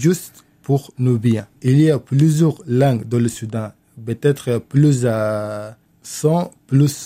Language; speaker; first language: French; non-native, learner; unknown